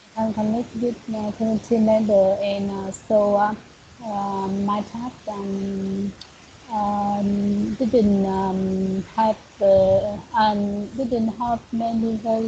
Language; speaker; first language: English; non-native, learner; Vietnamese